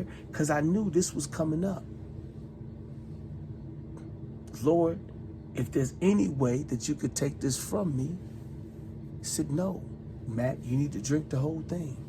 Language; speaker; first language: English; native; English